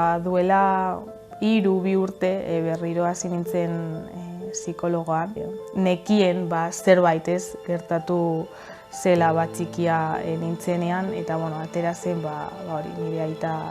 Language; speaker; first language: Basque; non-native, local second language; Spanish